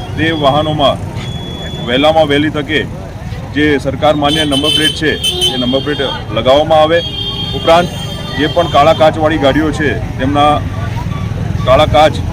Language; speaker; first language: Gujarati; native; Gujarati